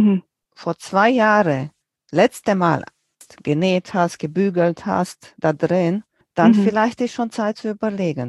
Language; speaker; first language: German; non-native, fluent; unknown